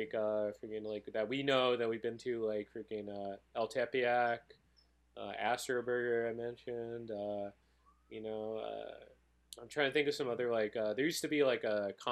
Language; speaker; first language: English; native; English